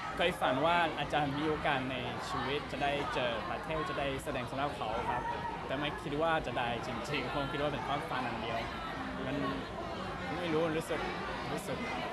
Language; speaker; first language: Thai; non-native, learner; English